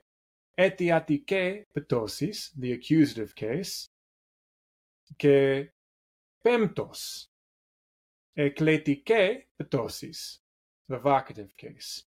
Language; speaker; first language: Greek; non-native, learner; English